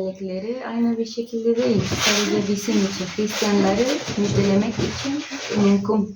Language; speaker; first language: Turkish; non-native, learner; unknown